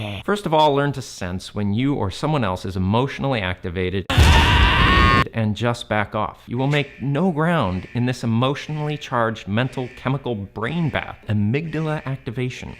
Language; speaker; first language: English; native; English